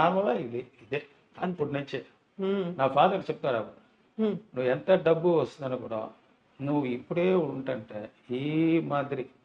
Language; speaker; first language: Telugu; non-native, learner; Tamil